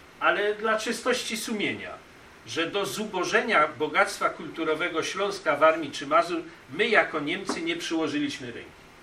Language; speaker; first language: Polish; native; Polish